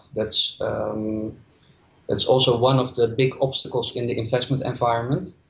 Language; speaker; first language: English; non-native, fluent; Dutch